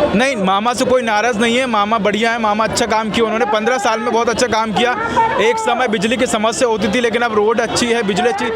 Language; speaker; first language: Hindi; native; Hindi